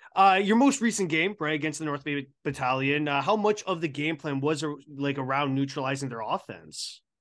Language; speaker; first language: English; native; English